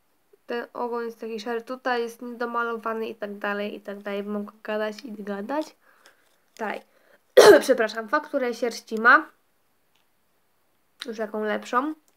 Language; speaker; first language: Polish; native; Polish